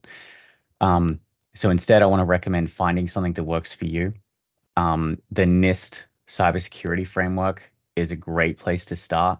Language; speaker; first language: English; native; English